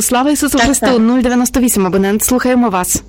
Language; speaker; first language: Ukrainian; native; Ukrainian